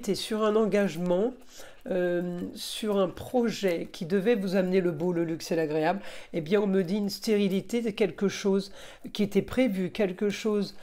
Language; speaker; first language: French; native; French